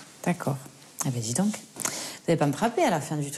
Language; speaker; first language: French; native; French